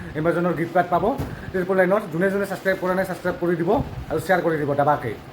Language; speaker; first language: Assamese; native; Assamese